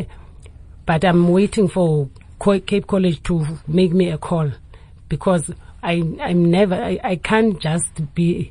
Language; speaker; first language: English; non-native, local second language; Xhosa